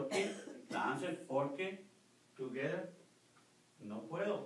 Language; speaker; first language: English; non-native, learner; Spanish